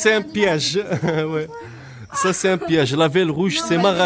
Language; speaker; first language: French; non-native, learner; Arabic